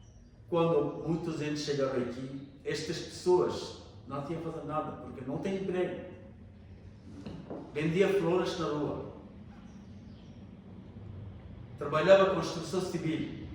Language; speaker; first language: Portuguese; non-native, learner; Bangla